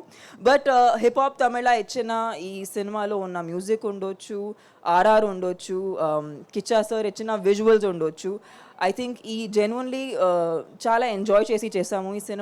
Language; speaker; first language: Telugu; non-native, fluent; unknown